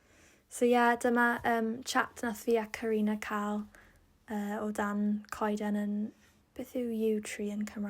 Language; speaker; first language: Welsh; non-native, local second language; English